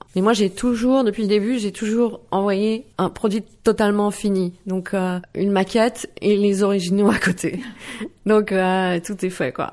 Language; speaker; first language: French; non-native, local second language; Dutch